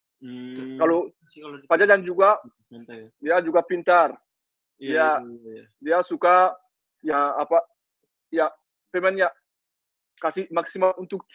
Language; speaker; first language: Indonesian; non-native, learner; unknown